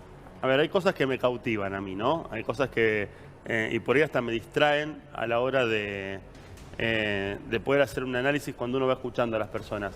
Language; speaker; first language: Spanish; native; Spanish